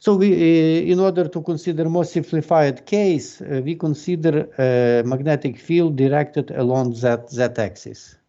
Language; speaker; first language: English; non-native, fluent; Ukrainian